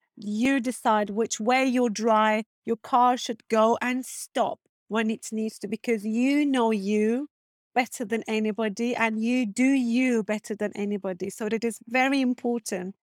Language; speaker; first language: English; non-native, fluent; Turkish